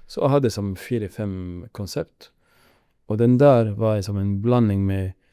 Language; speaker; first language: Norwegian; non-native, learner; Arabic